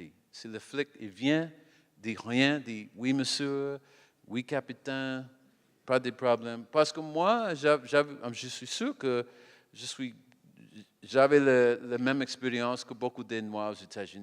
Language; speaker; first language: French; non-native, learner; English